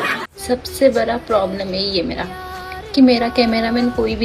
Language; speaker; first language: Hindi; non-native, local second language; Bangla